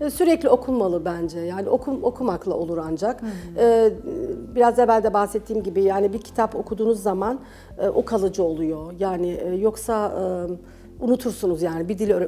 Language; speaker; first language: Turkish; early bilingual, other home language; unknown